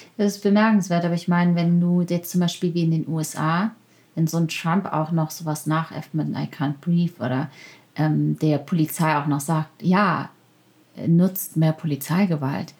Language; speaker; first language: German; early bilingual, other home language; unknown